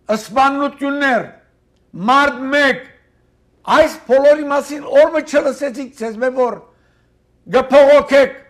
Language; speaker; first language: Armenian; early bilingual, heritage; Armenian